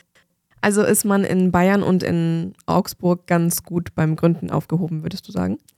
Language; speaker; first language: German; native; German